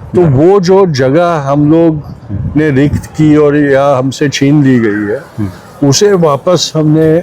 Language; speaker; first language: Hindi; non-native, local second language; Marathi